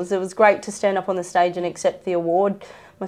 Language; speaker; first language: English; native; English